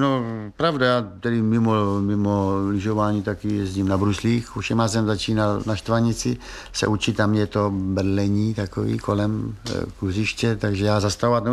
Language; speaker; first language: Czech; native; Czech